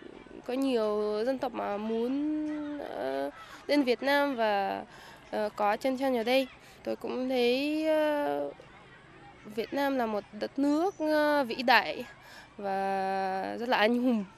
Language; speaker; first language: Vietnamese; non-native, fluent; Russian